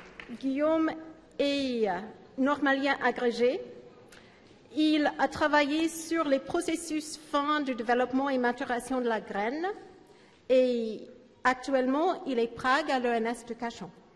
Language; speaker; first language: French; native; French